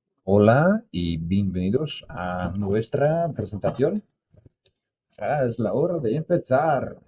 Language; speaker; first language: Spanish; non-native, fluent; English